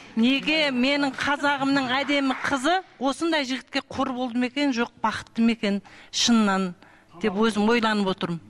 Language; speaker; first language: Kazakh; native; Kazakh